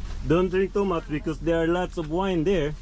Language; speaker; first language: English; non-native, learner; Filipino